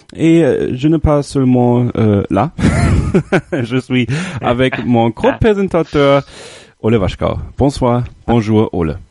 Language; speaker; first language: French; non-native, learner; German